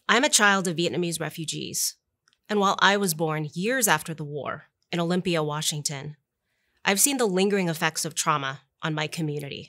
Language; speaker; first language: English; native; English